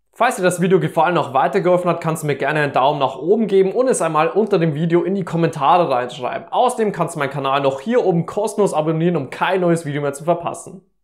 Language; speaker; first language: German; native; German